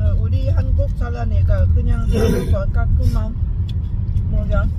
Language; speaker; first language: Korean; non-native, learner; Lao